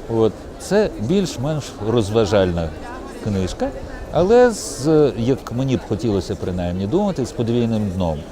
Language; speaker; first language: Ukrainian; non-native, local second language; Russian